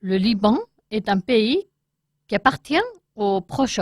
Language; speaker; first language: French; non-native, learner; Spanish